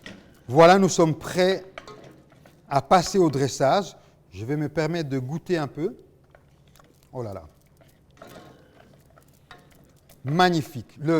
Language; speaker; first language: French; native; French